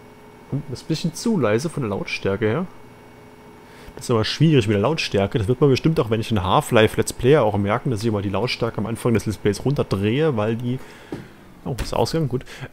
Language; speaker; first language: German; native; German